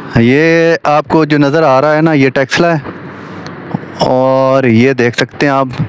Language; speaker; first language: Urdu; non-native, local second language; Punjabi